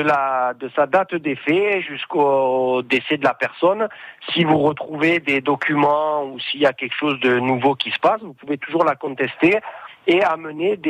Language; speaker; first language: French; native; French